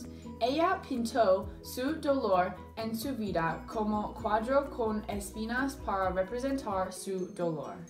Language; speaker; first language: Spanish; non-native, learner; English